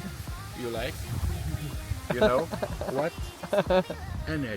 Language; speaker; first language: English; non-native, learner; Romanian